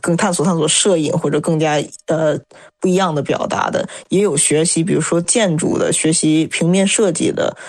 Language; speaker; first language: Chinese; native; Chinese